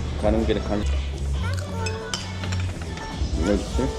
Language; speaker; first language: Korean; native; Korean